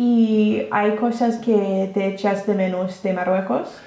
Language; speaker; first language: Spanish; non-native, learner; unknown